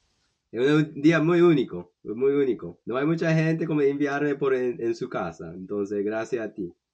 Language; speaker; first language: Spanish; non-native, learner; English